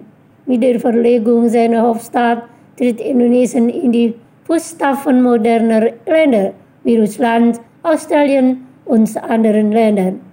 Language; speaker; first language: German; non-native, fluent; Indonesian